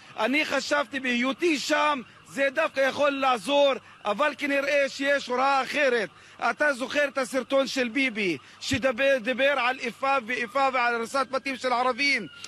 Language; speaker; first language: Hebrew; non-native, local second language; Arabic